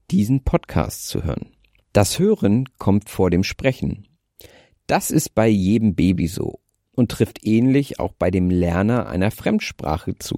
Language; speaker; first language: German; native; German